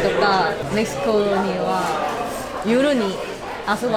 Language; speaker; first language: Japanese; non-native, learner; Korean